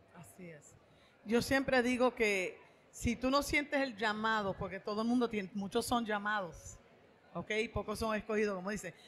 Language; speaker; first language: Spanish; native; Spanish